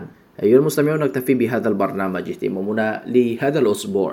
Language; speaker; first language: Arabic; non-native, fluent; Indonesian